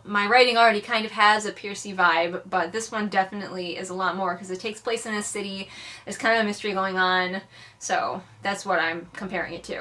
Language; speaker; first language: English; native; English